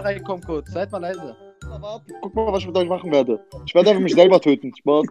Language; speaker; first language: German; early bilingual, other home language; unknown